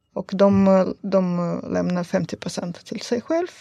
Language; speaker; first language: Swedish; non-native, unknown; Russian